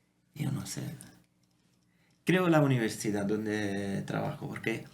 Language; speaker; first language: Spanish; non-native, fluent; Italian